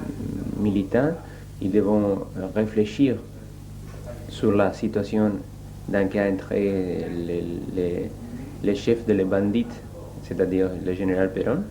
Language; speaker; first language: French; non-native, learner; Spanish